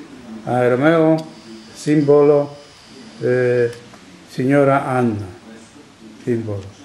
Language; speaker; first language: Italian; non-native, learner; Polish